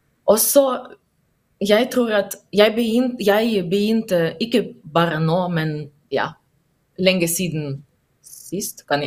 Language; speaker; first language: Norwegian; non-native, learner; Russian